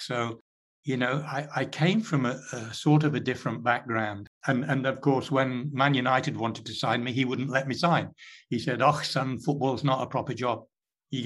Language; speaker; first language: English; native; English